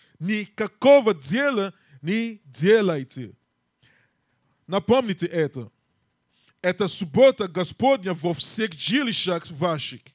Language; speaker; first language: Russian; non-native, learner; English